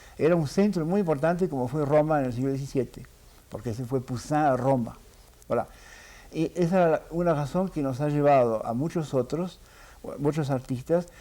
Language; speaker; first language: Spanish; early bilingual, heritage; French